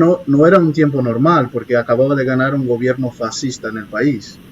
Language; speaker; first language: Spanish; non-native, fluent; Portuguese